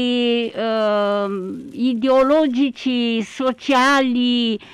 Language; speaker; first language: Italian; non-native, learner; Romanian